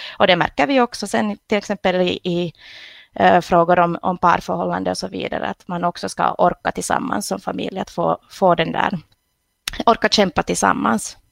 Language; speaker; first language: Swedish; native; Swedish